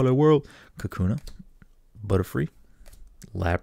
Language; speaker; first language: English; native; English